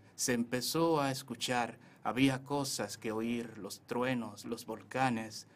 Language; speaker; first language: Spanish; native; Spanish